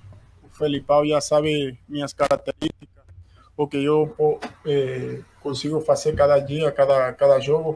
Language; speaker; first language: Portuguese; non-native, fluent; Spanish